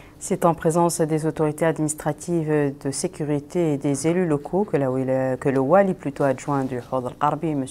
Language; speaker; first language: French; non-native, local second language; Arabic